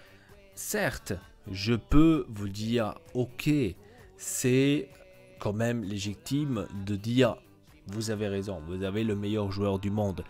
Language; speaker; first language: French; native; French